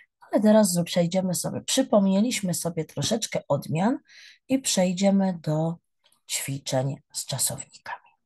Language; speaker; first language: Polish; native; Polish